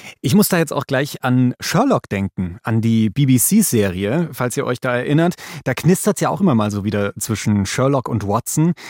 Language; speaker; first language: German; native; German